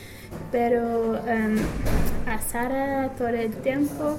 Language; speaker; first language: Spanish; non-native, learner; English